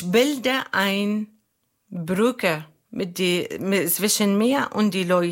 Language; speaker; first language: German; non-native, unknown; Arabic